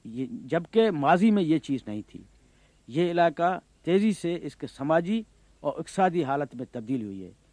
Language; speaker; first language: Urdu; non-native, local second language; Sindhi